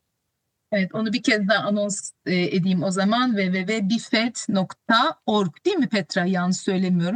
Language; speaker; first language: Turkish; native; Turkish